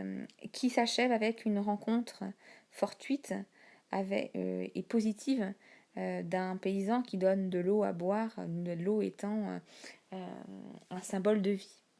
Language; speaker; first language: French; native; French